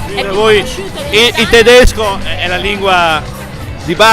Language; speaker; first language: Italian; native; Italian